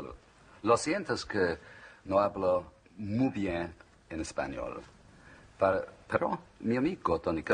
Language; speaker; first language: Spanish; non-native, learner; English